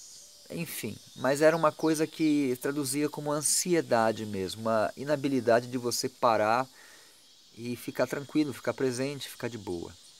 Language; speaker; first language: Portuguese; native; Portuguese